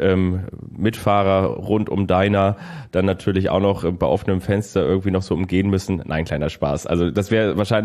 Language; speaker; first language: German; native; German